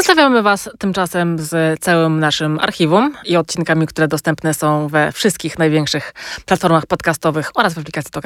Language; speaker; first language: Polish; native; Polish